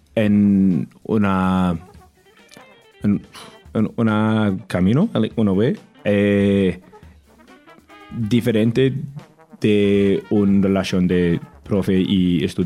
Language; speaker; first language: Spanish; non-native, learner; English